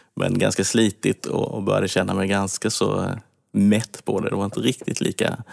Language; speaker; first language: Swedish; native; Swedish